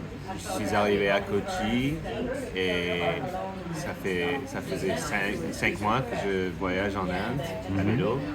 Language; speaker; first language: French; non-native, fluent; English